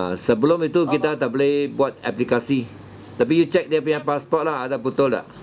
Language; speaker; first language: Malay; non-native, local second language; Chinese